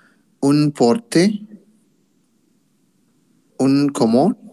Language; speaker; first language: French; non-native, learner; Tamil